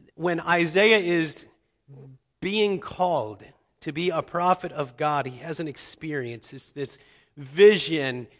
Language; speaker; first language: English; native; English